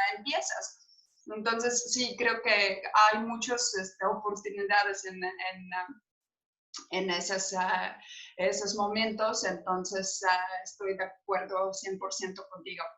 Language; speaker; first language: Spanish; non-native, learner; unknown